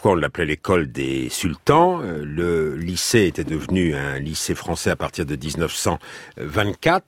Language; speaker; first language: French; native; French